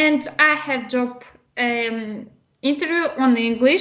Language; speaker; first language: English; non-native, learner; Russian